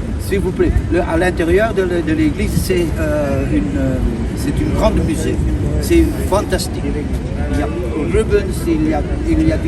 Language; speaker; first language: French; non-native, local second language; Dutch